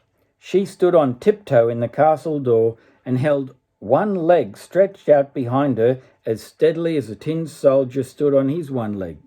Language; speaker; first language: English; native; English